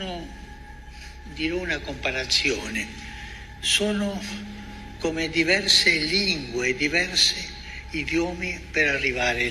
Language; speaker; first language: Italian; non-native, fluent; Spanish